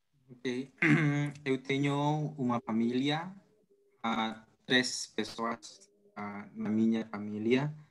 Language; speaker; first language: Portuguese; non-native, learner; Indonesian